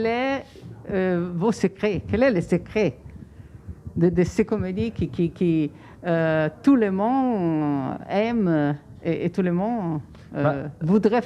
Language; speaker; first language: French; non-native, fluent; Italian